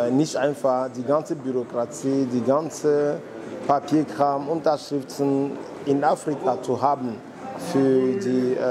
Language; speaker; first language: German; non-native, fluent; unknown